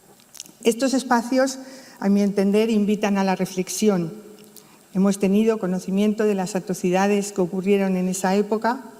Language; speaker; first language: Spanish; native; Spanish